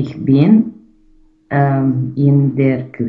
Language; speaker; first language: German; non-native, learner; Romanian